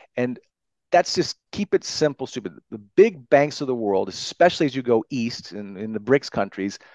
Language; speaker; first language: English; native; English